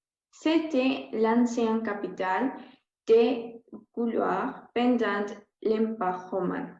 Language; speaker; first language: French; non-native, learner; Spanish